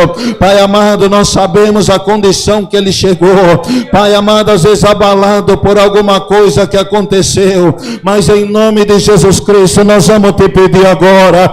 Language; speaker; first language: Portuguese; native; Portuguese